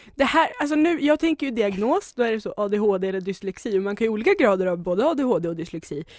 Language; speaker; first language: Swedish; native; Swedish